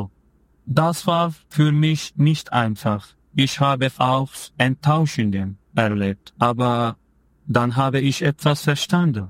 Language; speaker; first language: German; non-native, fluent; Turkish